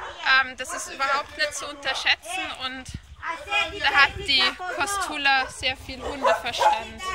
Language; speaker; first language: German; native; German